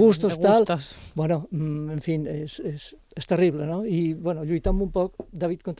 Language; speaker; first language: Catalan; native; Catalan